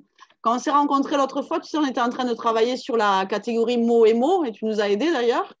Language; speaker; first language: French; native; French